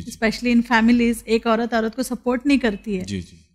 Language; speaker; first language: Hindi; non-native, local second language; Urdu